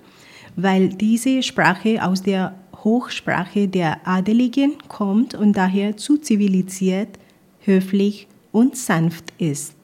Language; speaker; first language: German; non-native, fluent; Punjabi